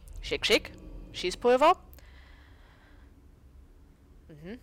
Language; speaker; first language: German; native; German